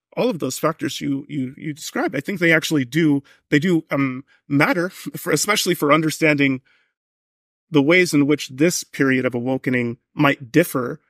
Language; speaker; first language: English; native; English